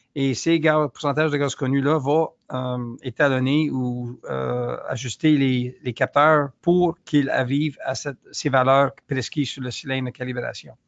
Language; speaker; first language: French; native; French